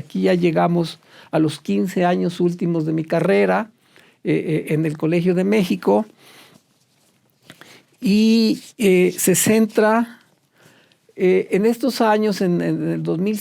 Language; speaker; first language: Spanish; native; Spanish